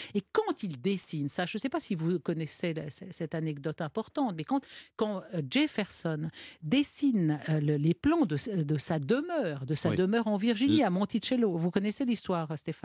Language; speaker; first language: French; native; French